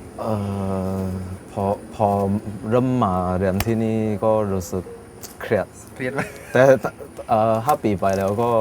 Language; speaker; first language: Thai; non-native, learner; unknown